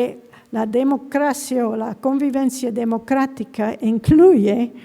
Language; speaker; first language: Spanish; non-native, fluent; English